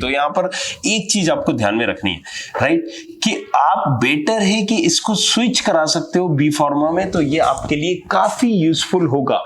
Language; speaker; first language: Hindi; native; Hindi